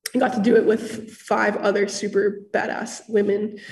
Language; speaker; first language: English; native; English